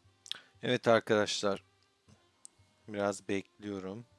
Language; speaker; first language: Turkish; native; Turkish